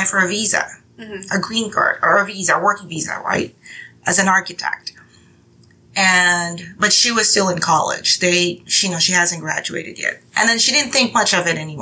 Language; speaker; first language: English; non-native, local second language; Filipino